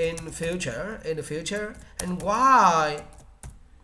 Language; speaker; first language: English; non-native, learner; Vietnamese